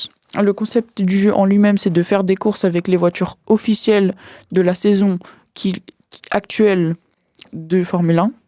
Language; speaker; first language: French; native; French